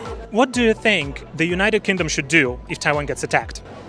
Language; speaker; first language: English; non-native, fluent; Polish